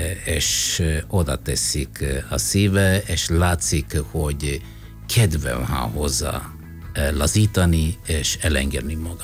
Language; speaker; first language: Hungarian; non-native, fluent; Italian